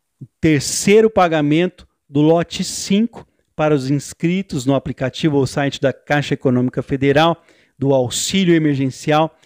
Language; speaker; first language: Portuguese; native; Portuguese